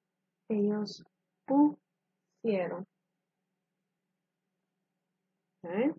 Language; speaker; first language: Spanish; non-native, fluent; English